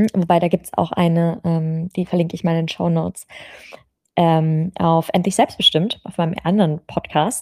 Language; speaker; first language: German; native; German